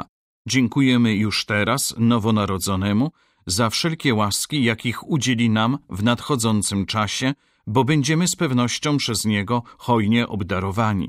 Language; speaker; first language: Polish; native; Polish